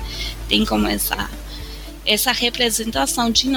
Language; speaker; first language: Portuguese; non-native, fluent; Spanish